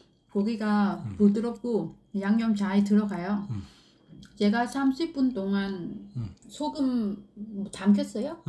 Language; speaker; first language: Korean; non-native, learner; Vietnamese